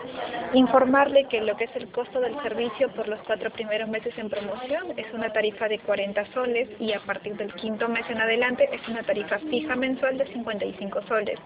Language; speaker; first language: Spanish; native; Spanish